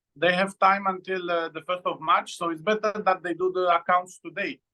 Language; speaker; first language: English; non-native, fluent; Romanian